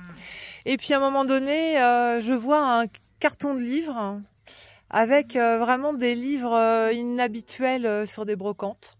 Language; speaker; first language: French; native; French